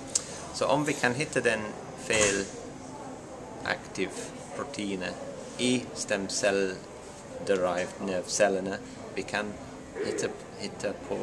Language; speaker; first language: Swedish; non-native, learner; English